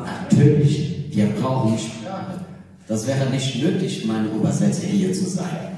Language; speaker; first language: German; non-native, learner; Portuguese